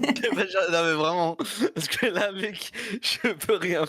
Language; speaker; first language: French; native; French